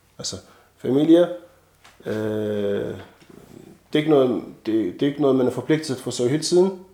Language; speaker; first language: Danish; non-native, fluent; Arabic